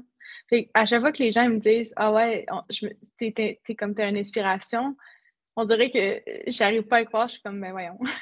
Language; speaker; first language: French; native; French